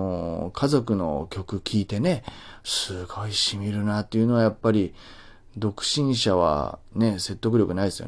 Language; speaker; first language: Japanese; native; Japanese